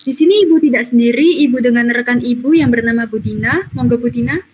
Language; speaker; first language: Indonesian; native; Indonesian